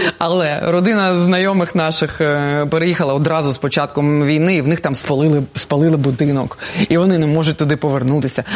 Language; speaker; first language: Ukrainian; non-native, local second language; Russian